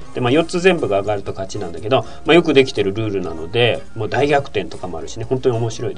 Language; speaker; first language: Japanese; native; Japanese